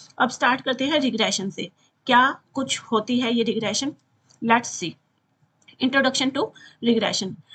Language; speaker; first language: Hindi; native; Hindi